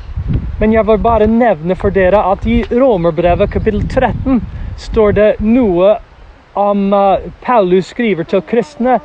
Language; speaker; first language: Norwegian; non-native, fluent; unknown